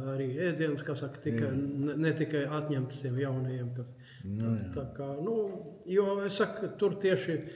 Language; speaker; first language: Latvian; native; Latvian